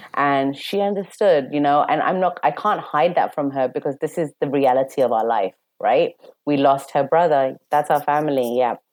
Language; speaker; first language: English; native; English